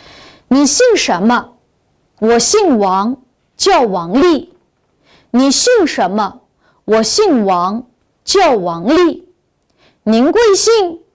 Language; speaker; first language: Chinese; non-native, local second language; Uyghur